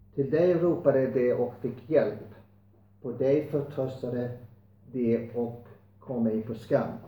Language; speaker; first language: Swedish; non-native, fluent; English